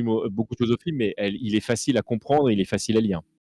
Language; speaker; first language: French; native; French